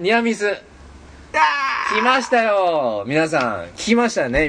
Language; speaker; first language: Japanese; native; Japanese